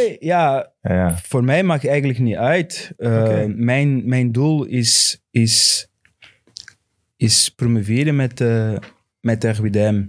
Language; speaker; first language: Dutch; non-native, fluent; Portuguese